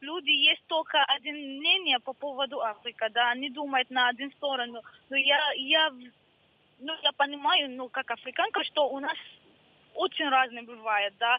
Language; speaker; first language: Ukrainian; non-native, learner; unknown